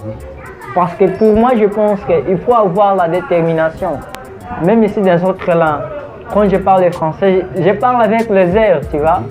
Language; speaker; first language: French; non-native, learner; Portuguese